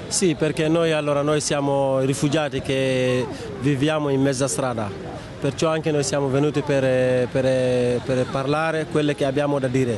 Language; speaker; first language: Italian; non-native, learner; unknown